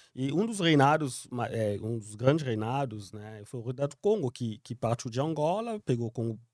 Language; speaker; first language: Portuguese; non-native, fluent; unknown